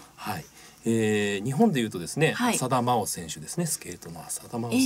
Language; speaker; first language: Japanese; native; Japanese